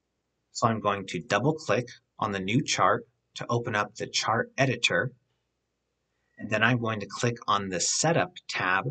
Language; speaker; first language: English; native; English